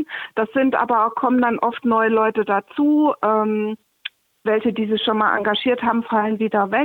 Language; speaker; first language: German; native; German